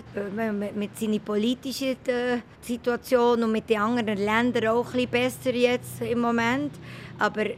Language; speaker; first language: German; non-native, fluent; Spanish